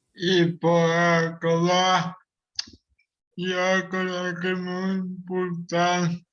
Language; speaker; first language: Spanish; non-native, local second language; Catalan